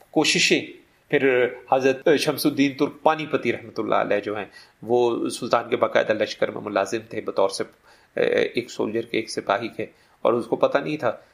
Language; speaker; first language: Urdu; native; Urdu